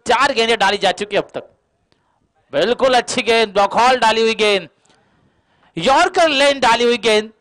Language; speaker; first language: Hindi; non-native, local second language; Marathi